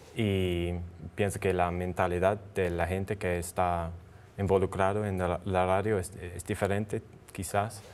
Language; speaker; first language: Spanish; non-native, learner; English